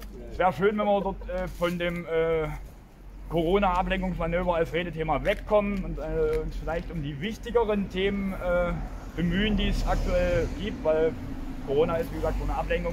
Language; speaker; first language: German; native; German